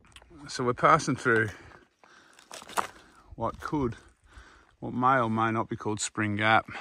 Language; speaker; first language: English; native; English